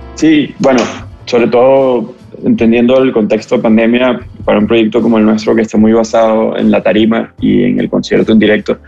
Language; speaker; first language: Spanish; native; Spanish